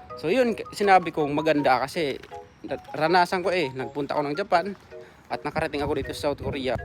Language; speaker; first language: Filipino; native; Filipino